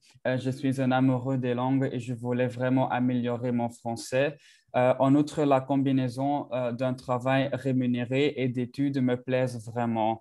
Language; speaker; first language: French; non-native, local second language; Dutch